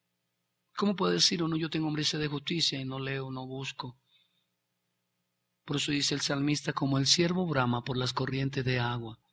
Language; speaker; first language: Spanish; native; Spanish